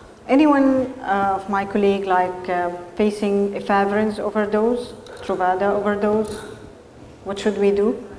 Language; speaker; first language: English; non-native, fluent; Arabic